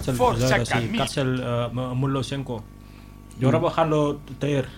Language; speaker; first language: Spanish; non-native, learner; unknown